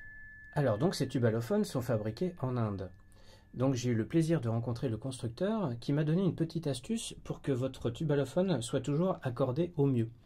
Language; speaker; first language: French; native; French